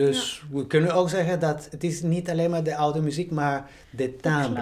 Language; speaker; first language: Dutch; non-native, fluent; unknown